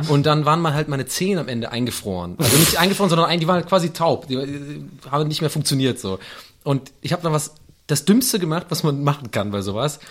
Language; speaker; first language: German; native; German